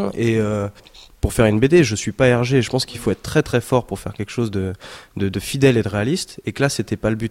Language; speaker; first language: French; native; French